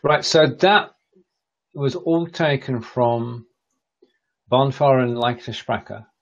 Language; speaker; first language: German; non-native, learner; English